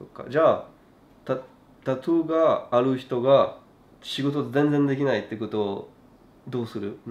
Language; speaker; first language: Japanese; non-native, learner; French